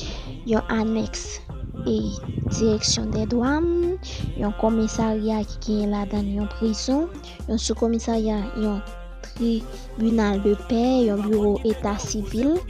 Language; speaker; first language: French; non-native, learner; Haitian Creole